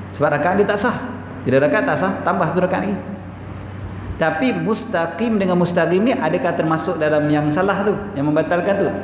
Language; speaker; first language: Malay; native; Malay